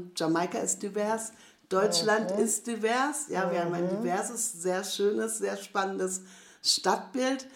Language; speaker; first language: German; native; German